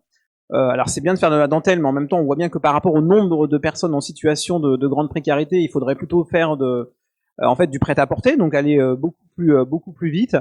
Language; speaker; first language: French; native; French